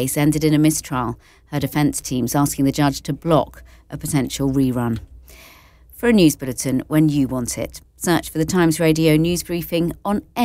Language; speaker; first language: English; native; English